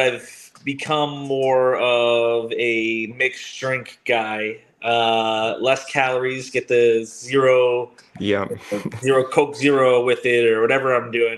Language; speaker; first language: English; native; English